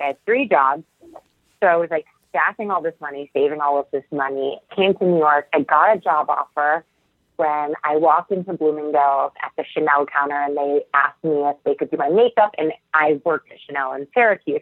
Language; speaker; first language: English; native; English